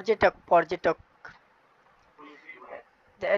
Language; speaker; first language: English; non-native, learner; Bangla